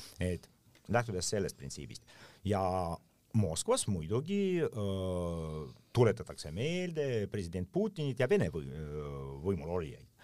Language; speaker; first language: Estonian; non-native, local second language; Russian